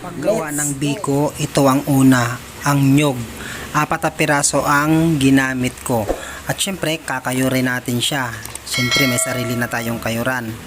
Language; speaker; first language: Filipino; native; Filipino